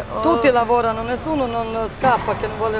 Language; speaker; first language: Italian; non-native, learner; Serbian